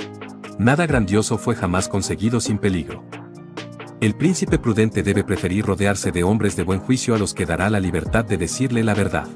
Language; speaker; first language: Spanish; native; Spanish